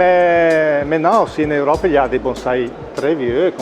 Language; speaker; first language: French; non-native, local second language; Italian